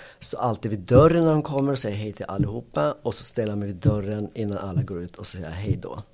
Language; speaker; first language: Swedish; early bilingual, other home language; Spanish